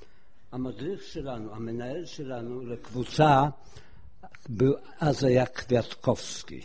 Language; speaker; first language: Hebrew; non-native, fluent; Polish